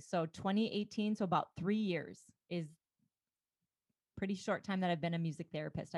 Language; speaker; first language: English; native; English